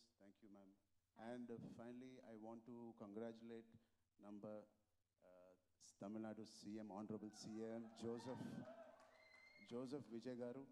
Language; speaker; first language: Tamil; non-native, local second language; Telugu